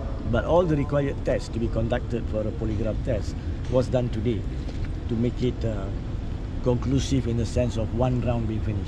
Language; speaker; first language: English; non-native, local second language; Malay